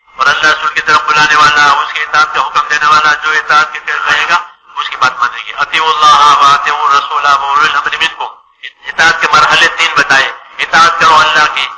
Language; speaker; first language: Urdu; non-native, local second language; Gujarati